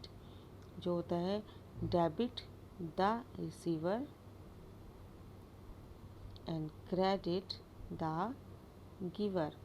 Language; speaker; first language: Hindi; native; Hindi